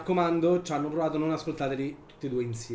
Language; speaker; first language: Italian; native; Italian